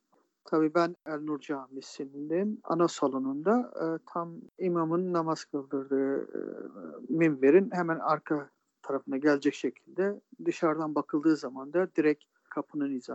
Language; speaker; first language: Turkish; native; Turkish